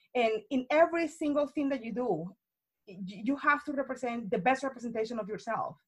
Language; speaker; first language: English; non-native, fluent; Spanish